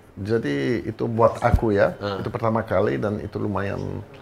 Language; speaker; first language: Indonesian; non-native, fluent; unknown